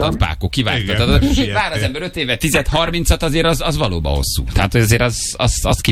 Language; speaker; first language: Hungarian; native; Hungarian